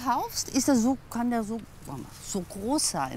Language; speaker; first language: German; native; German